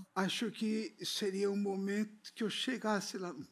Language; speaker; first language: Portuguese; native; Portuguese